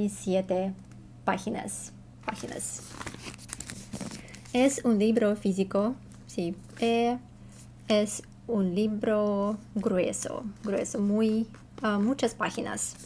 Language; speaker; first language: Spanish; non-native, learner; Russian